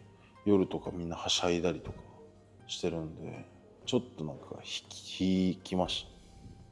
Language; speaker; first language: Japanese; native; Japanese